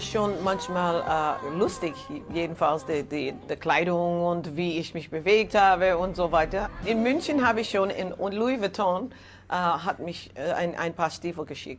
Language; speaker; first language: German; non-native, learner; English